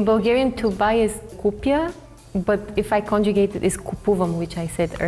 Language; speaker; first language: English; non-native, fluent; Bulgarian